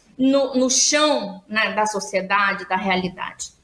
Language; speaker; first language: Portuguese; native; Portuguese